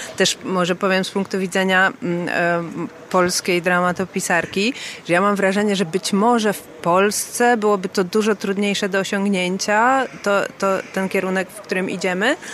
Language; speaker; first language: Polish; native; Polish